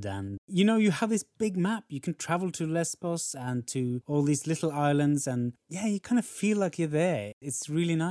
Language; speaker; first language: English; non-native, fluent; Norwegian